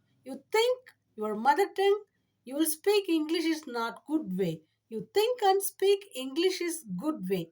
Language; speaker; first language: English; non-native, learner; Tamil